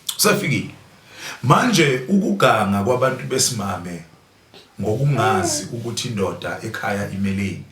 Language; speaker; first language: Zulu; native; Zulu